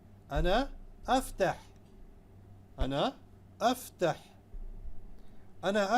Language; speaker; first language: Arabic; non-native, fluent; Urdu